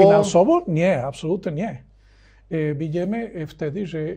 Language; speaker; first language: Polish; non-native, learner; Spanish